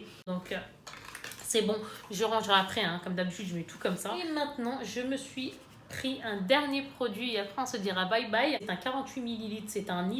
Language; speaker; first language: French; native; French